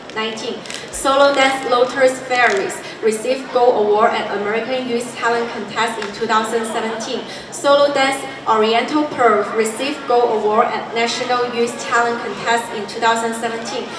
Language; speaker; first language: English; non-native, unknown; Chinese